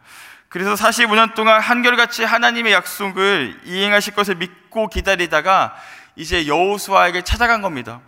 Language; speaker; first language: Korean; native; Korean